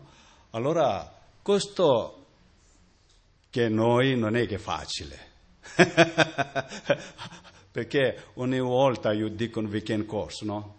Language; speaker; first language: Italian; non-native, learner; Tibetan